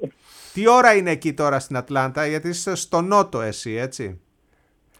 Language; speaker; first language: Greek; native; Greek